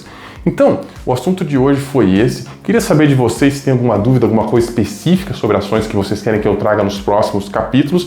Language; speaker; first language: Portuguese; native; Portuguese